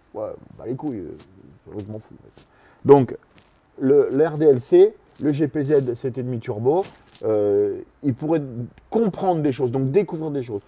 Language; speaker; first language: French; native; French